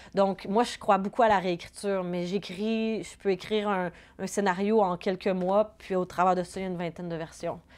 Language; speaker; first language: French; native; French